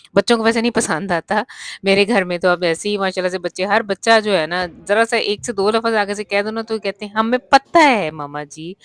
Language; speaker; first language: Urdu; non-native, local second language; Punjabi